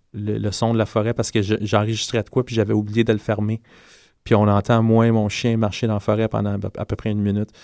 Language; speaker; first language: French; non-native, fluent; English